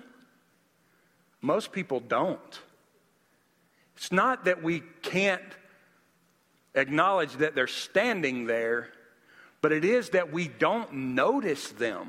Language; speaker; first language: English; native; English